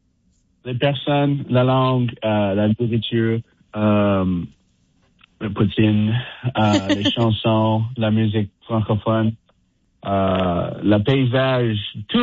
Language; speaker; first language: French; non-native, fluent; English